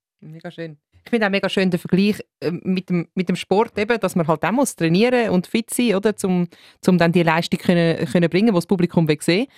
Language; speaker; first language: German; native; German